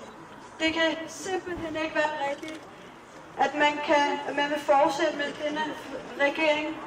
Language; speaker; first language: Danish; early bilingual, other home language; Urdu